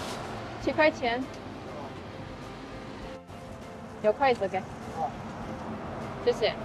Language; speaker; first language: Chinese; non-native, fluent; Indonesian